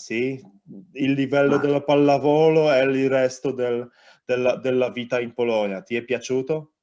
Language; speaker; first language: Italian; non-native, learner; Polish